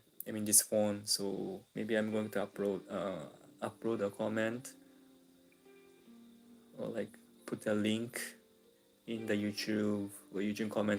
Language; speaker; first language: English; non-native, local second language; Filipino